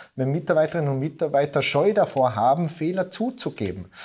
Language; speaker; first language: German; native; German